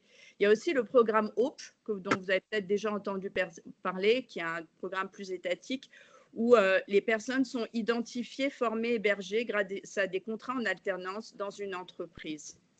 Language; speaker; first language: French; native; French